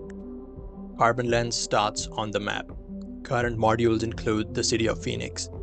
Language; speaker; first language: English; non-native, fluent; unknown